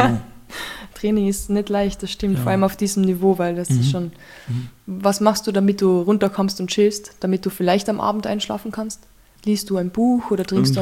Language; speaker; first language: German; native; German